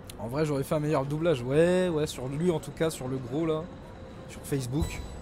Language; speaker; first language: French; native; French